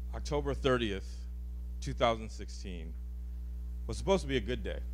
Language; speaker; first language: English; native; English